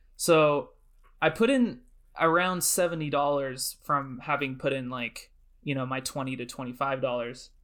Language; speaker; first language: English; native; English